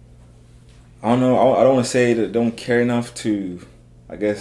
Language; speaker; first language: English; non-native, local second language; Zulu